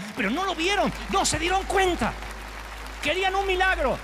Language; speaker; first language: Spanish; native; Spanish